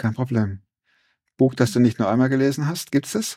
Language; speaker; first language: German; native; German